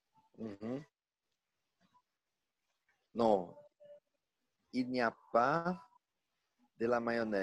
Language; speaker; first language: French; non-native, learner; Portuguese